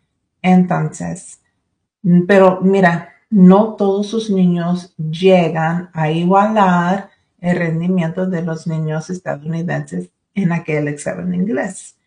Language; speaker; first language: Spanish; early bilingual, other home language; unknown